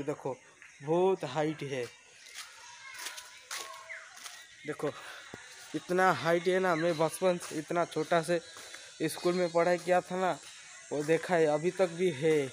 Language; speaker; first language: Hindi; non-native, local second language; Odia